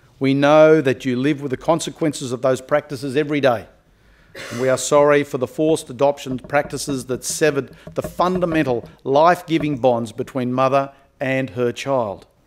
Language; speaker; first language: English; native; English